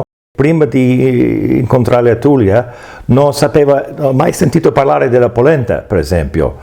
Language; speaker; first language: Italian; non-native, fluent; English